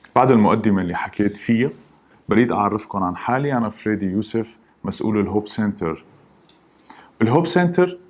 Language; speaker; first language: Arabic; native; Arabic